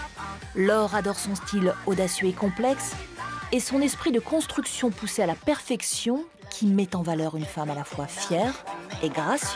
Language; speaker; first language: French; native; French